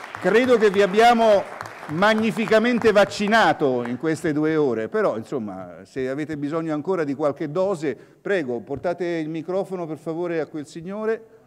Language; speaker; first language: Italian; native; Italian